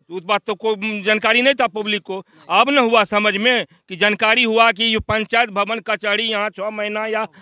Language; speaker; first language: Hindi; native; Hindi